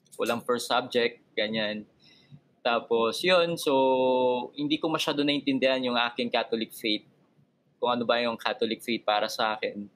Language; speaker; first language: Filipino; native; Filipino